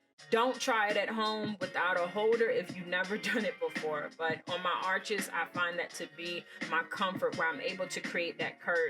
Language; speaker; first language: English; native; English